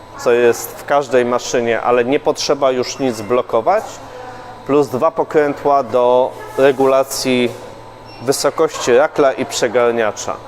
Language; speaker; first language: Polish; native; Polish